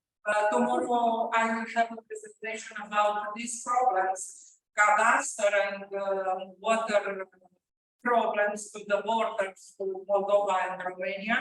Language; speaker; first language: English; non-native, learner; Romanian